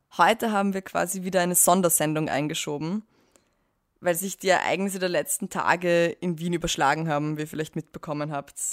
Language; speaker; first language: German; native; German